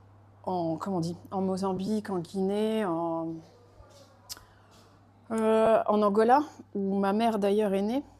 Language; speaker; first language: French; early bilingual, other home language; Portuguese